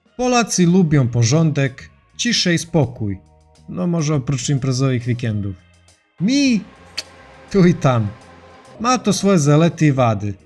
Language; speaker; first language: Polish; non-native, fluent; Serbian